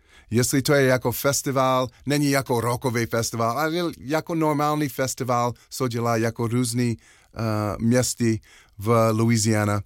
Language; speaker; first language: Czech; non-native, learner; English